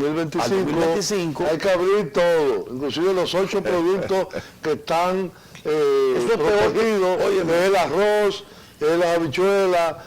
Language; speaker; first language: Spanish; native; Spanish